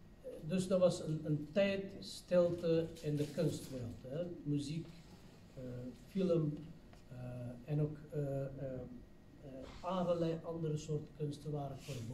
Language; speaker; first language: Dutch; non-native, fluent; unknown